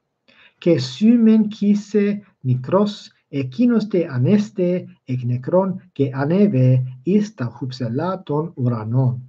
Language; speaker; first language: Greek; non-native, fluent; English